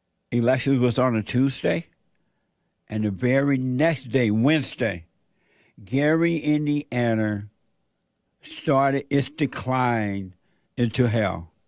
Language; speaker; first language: English; native; English